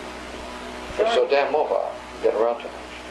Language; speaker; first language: English; native; English